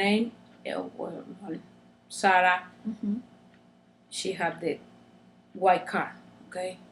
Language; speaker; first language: English; non-native, learner; Spanish